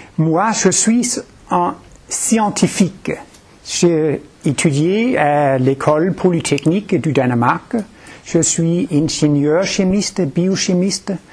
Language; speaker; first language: French; non-native, fluent; Danish